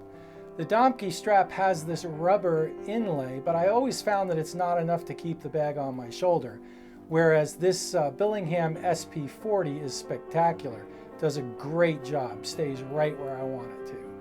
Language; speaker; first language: English; native; English